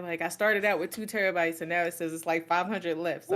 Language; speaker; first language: English; native; English